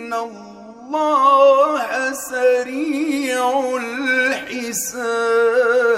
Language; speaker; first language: Arabic; native; Arabic